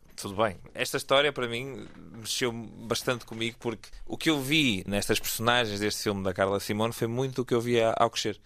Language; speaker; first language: Portuguese; native; Portuguese